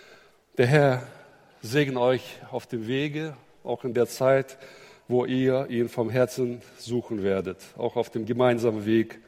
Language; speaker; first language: German; native; German